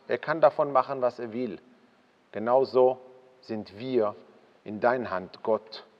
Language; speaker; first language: German; non-native, fluent; Hebrew